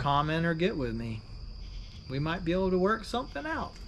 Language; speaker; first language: English; native; English